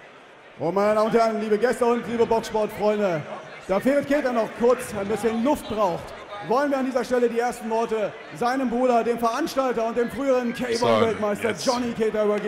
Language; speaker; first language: German; native; German